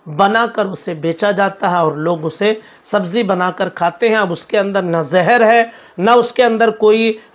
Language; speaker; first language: Urdu; native; Urdu